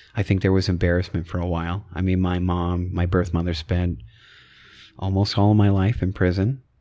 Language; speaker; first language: English; native; English